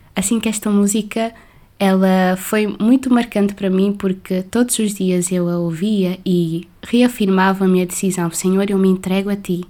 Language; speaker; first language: Portuguese; non-native, local second language; Kabuverdianu